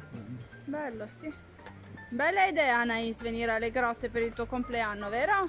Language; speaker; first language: Italian; native; Italian